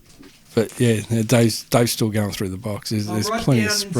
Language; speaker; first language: English; native; English